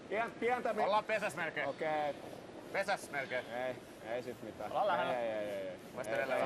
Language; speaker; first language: Finnish; native; Finnish